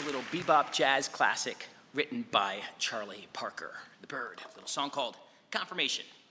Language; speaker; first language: English; native; English